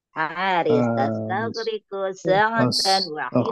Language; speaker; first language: Arabic; non-native, learner; Indonesian